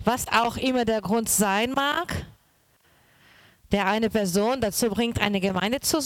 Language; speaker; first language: German; non-native, learner; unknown